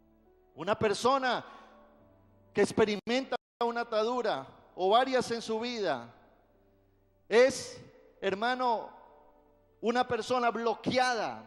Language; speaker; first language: Spanish; native; Spanish